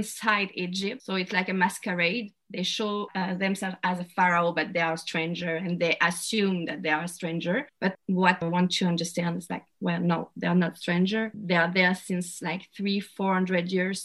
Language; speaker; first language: English; non-native, fluent; French